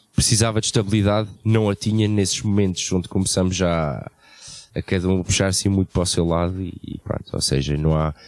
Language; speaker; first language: Portuguese; early bilingual, heritage; Portuguese